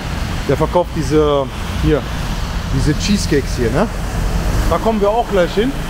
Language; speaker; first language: German; native; German